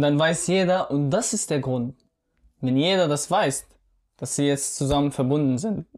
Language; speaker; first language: German; non-native, fluent; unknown